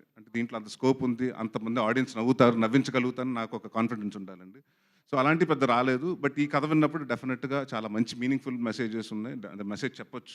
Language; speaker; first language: Telugu; native; Telugu